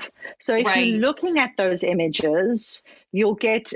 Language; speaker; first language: English; native; English